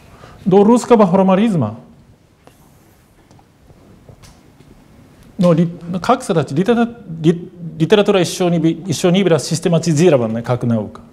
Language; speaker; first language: Russian; non-native, fluent; Japanese